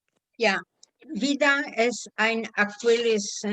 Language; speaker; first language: German; non-native, fluent; Spanish